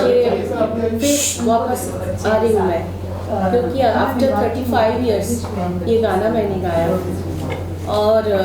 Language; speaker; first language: Hindi; non-native, local second language; Bangla